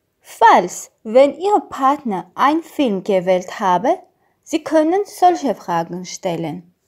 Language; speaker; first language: German; non-native, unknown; Russian